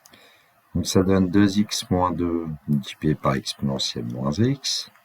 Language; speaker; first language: French; native; French